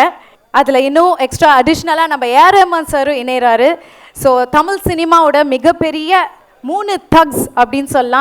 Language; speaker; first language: Tamil; native; Tamil